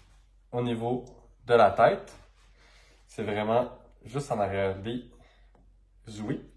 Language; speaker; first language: French; native; French